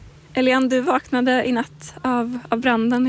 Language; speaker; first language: Swedish; native; Swedish